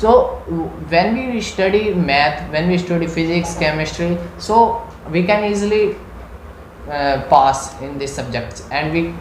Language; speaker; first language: English; non-native, learner; Hindi